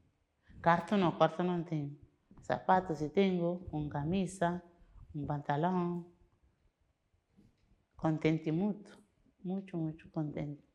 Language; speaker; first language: Portuguese; non-native, learner; Kabuverdianu